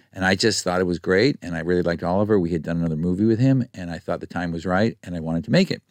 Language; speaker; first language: English; native; English